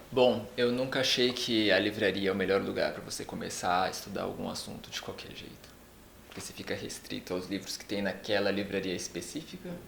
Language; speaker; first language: Portuguese; native; Portuguese